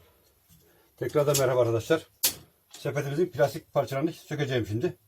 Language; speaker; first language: Turkish; native; Turkish